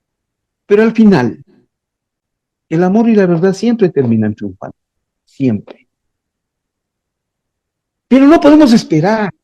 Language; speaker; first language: Spanish; native; Spanish